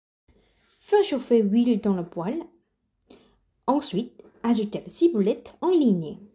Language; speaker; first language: French; non-native, learner; Korean